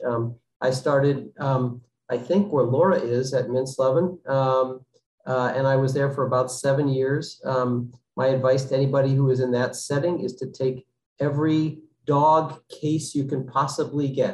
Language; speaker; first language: English; native; English